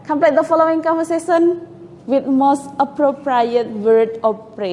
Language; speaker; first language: English; non-native, fluent; Indonesian